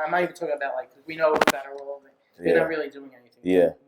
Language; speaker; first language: English; native; English